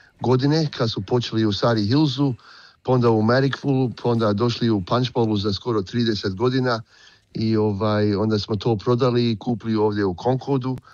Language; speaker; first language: Croatian; early bilingual, heritage; Croatian